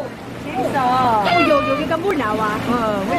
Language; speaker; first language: Korean; non-native, learner; Vietnamese